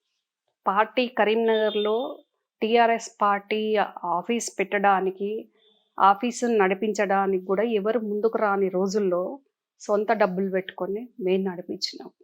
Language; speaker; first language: Telugu; native; Telugu